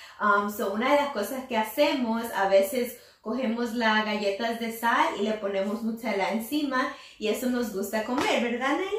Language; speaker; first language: Spanish; early bilingual, heritage; English